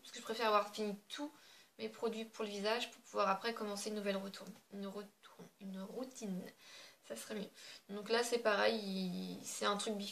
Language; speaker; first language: French; native; French